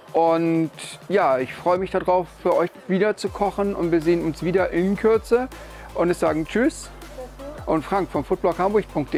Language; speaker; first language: German; native; German